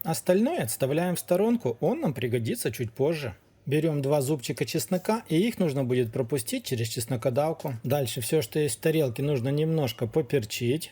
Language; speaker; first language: Russian; native; Russian